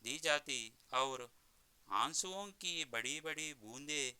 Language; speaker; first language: Hindi; non-native, local second language; Telugu